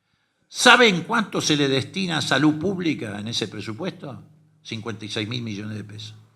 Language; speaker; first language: Spanish; native; Spanish